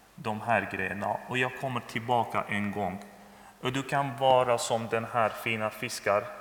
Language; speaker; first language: Swedish; non-native, learner; Persian